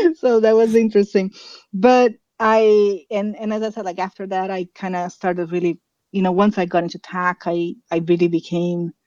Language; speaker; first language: English; non-native, fluent; Portuguese